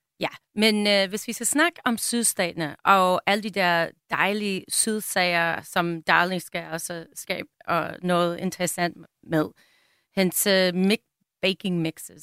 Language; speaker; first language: Danish; non-native, fluent; English